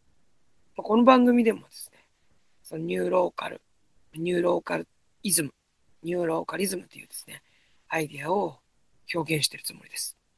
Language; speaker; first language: Japanese; native; Japanese